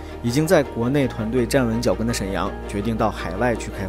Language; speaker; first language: Chinese; native; Chinese